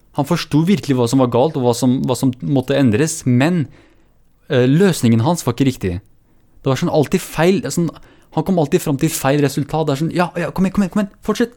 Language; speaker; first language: Norwegian; early bilingual, other home language; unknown